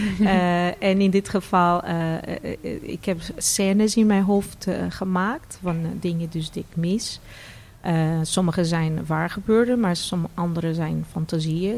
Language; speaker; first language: Dutch; non-native, fluent; Portuguese